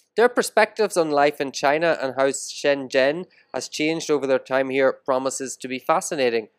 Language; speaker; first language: English; native; English